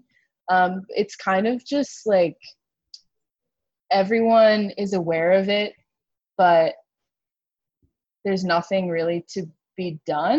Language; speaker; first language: English; native; English